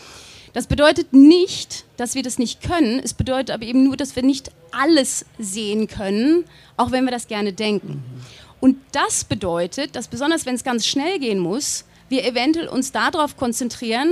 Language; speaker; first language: German; native; German